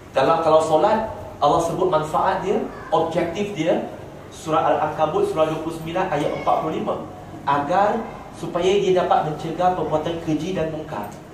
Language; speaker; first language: Malay; non-native, local second language; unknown